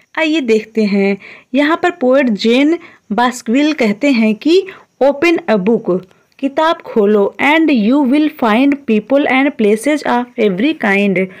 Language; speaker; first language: Hindi; native; Hindi